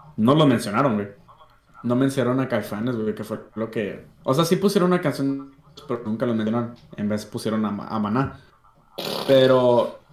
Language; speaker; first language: Spanish; native; Spanish